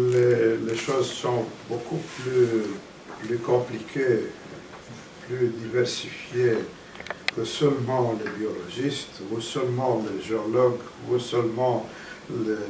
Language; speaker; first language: French; non-native, fluent; Romanian